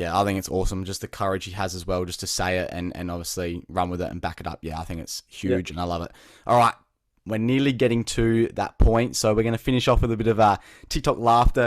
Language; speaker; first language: English; native; English